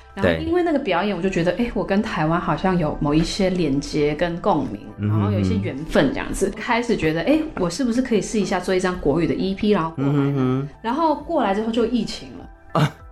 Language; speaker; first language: Chinese; non-native, local second language; Cantonese